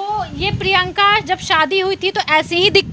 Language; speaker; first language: Hindi; native; Hindi